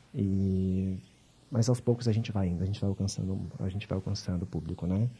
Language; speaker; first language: Portuguese; native; Portuguese